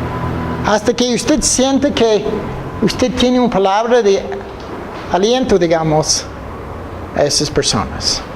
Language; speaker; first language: Spanish; non-native, fluent; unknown